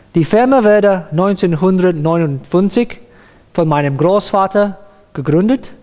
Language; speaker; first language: German; non-native, learner; Cantonese